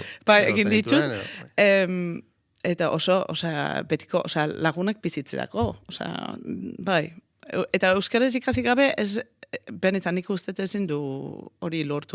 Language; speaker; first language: Basque; non-native, fluent; Danish